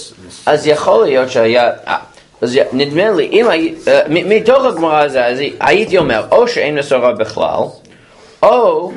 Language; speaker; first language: Hebrew; non-native, fluent; English